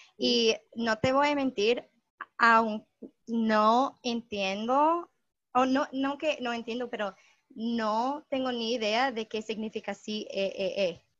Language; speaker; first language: Spanish; non-native, fluent; English